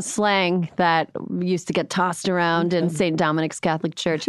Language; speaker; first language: English; native; English